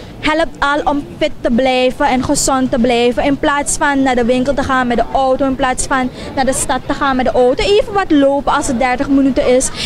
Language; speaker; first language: Dutch; native; Dutch